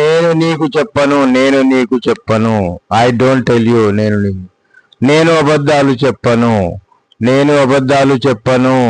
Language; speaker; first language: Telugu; non-native, fluent; Hindi